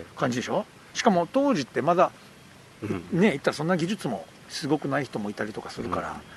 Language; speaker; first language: Japanese; native; Japanese